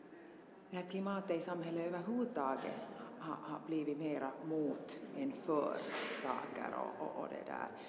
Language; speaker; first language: Swedish; non-native, local second language; Finnish